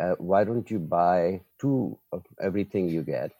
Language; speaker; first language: English; non-native, local second language; Urdu